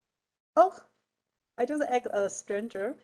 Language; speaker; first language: English; non-native, learner; Chinese